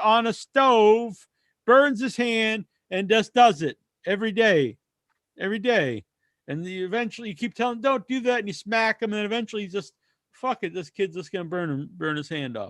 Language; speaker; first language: English; native; English